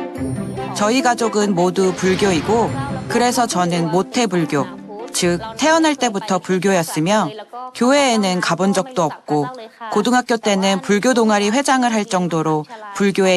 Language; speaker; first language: Korean; non-native, fluent; Thai